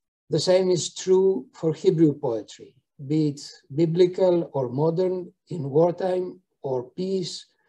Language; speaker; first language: English; non-native, fluent; Greek